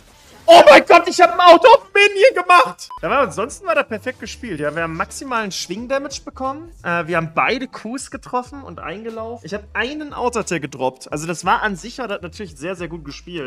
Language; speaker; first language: German; native; German